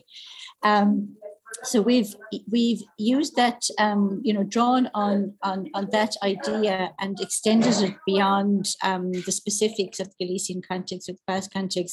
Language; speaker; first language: English; native; English